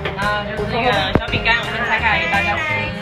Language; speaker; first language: Chinese; native; Chinese